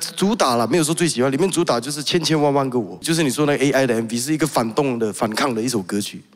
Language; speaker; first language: Chinese; native; Chinese